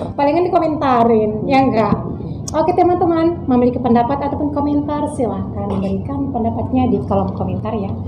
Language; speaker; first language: Indonesian; native; Indonesian